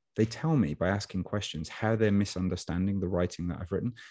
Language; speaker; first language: English; native; English